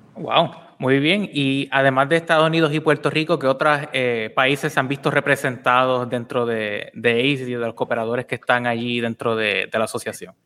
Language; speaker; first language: Spanish; native; Spanish